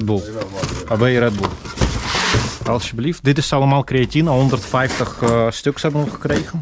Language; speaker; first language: Dutch; non-native, fluent; Russian